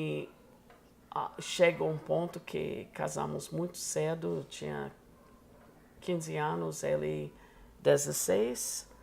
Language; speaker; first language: Portuguese; non-native, fluent; English